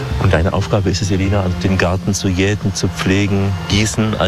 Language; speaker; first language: German; native; German